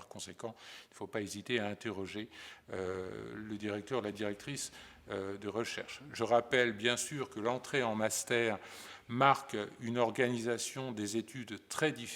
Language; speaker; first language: French; native; French